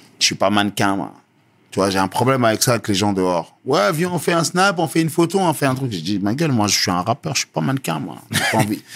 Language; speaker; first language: French; early bilingual, other home language; Lingala